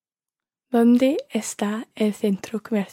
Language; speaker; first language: Spanish; non-native, learner; English